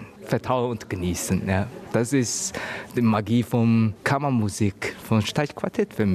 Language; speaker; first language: German; non-native, learner; Chinese